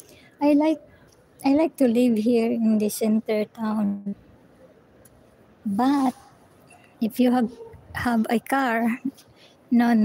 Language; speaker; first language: English; non-native, local second language; Filipino